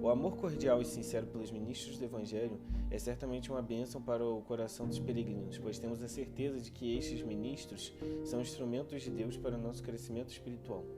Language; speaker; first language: Portuguese; native; Portuguese